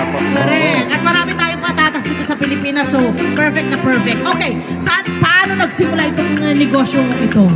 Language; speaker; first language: Filipino; native; Filipino